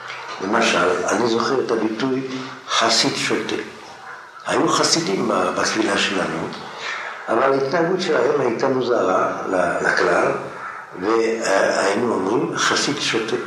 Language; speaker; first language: Hebrew; non-native, fluent; French